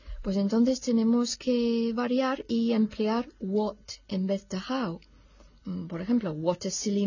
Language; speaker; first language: Spanish; non-native, fluent; English